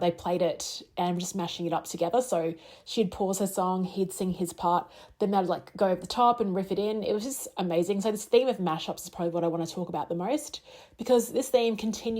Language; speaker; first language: English; native; English